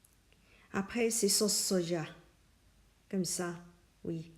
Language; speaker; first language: French; non-native, learner; Chinese